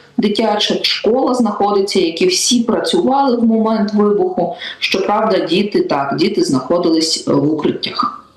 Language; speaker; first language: Ukrainian; native; Ukrainian